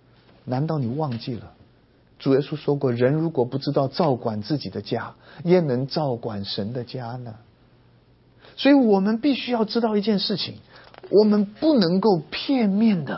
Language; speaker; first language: Chinese; native; Chinese